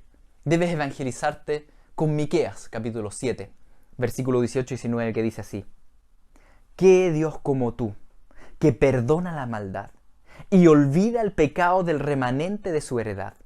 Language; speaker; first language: Spanish; native; Spanish